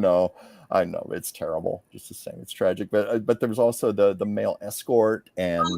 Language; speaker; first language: English; native; English